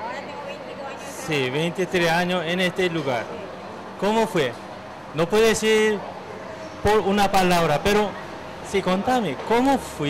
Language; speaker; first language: Spanish; non-native, learner; Korean